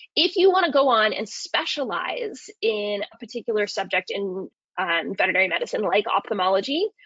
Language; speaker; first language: English; native; English